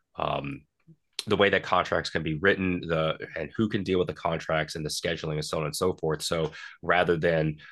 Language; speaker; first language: English; native; English